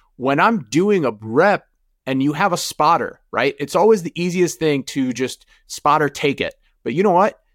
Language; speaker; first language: English; native; English